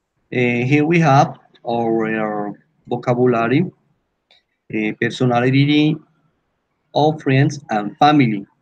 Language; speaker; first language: English; non-native, learner; Spanish